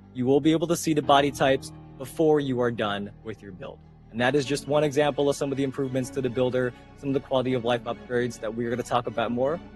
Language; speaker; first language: English; native; English